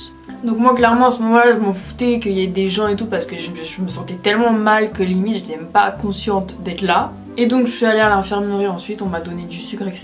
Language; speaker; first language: French; native; French